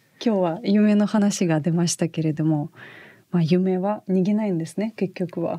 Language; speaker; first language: Japanese; non-native, fluent; Russian